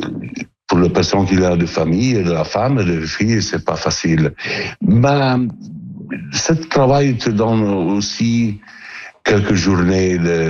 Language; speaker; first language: French; non-native, fluent; Italian